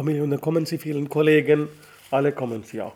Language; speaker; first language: German; non-native, learner; Tamil